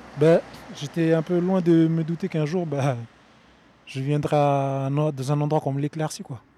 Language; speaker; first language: French; native; French